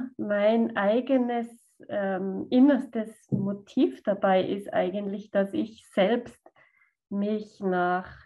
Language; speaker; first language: German; native; German